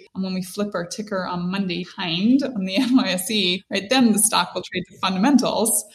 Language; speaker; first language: English; native; English